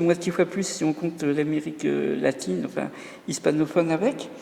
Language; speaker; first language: French; native; French